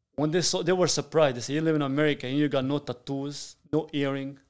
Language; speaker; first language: English; non-native, fluent; Italian